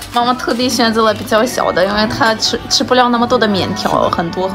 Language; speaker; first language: Chinese; non-native, fluent; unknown